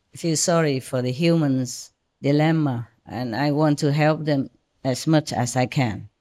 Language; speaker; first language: English; non-native, fluent; Vietnamese